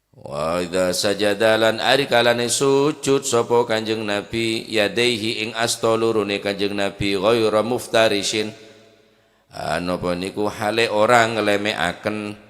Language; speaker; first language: Javanese; non-native, local second language; Madurese